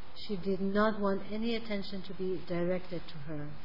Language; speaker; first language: English; non-native, fluent; Persian